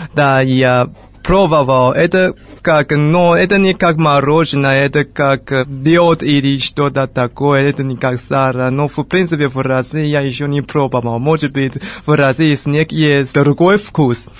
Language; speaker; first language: Russian; non-native, learner; Chinese